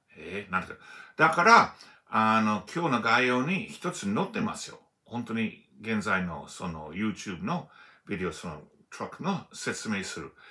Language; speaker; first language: Japanese; non-native, learner; English